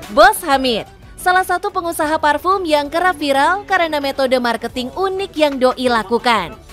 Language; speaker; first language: Indonesian; native; Indonesian